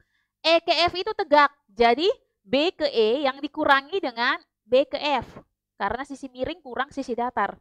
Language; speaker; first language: Indonesian; native; Indonesian